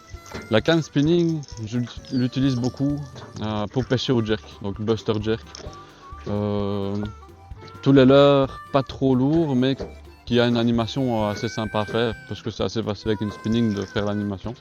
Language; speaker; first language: French; native; French